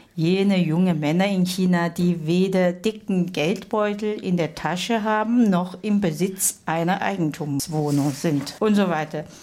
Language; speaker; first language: German; non-native, fluent; Chinese